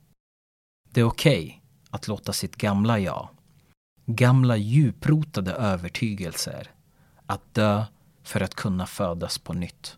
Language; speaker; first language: Swedish; early bilingual, other home language; Lingala